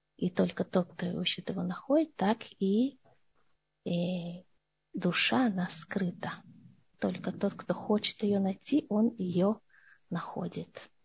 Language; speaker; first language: Russian; early bilingual, heritage; Russian